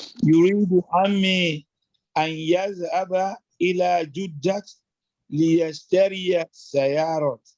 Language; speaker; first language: Arabic; non-native, learner; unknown